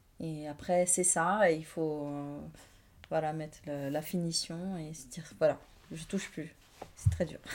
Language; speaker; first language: French; non-native, fluent; Portuguese